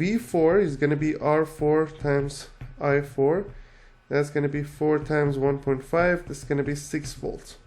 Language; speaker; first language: English; non-native, fluent; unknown